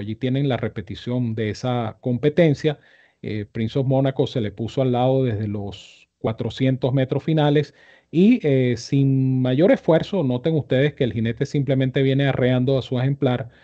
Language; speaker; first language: Spanish; native; Spanish